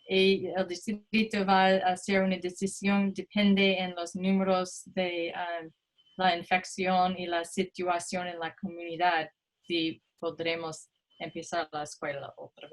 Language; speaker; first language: Spanish; non-native, fluent; English